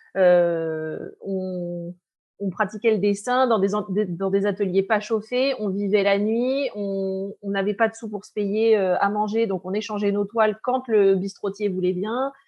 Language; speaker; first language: French; native; French